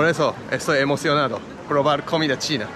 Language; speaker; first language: Spanish; non-native, learner; Japanese